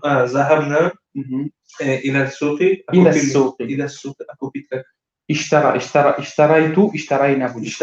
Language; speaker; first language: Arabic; non-native, learner; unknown